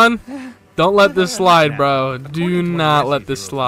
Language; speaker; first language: English; native; English